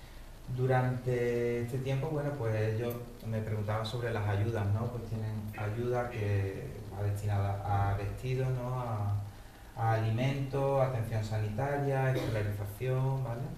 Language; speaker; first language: Spanish; native; Spanish